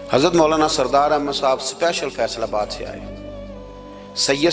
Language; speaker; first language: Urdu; non-native, local second language; Punjabi